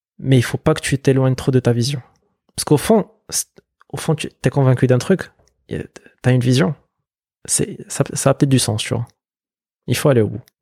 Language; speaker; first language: French; non-native, local second language; Arabic